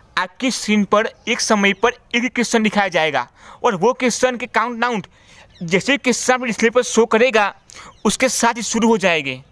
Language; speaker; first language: Hindi; non-native, local second language; Gujarati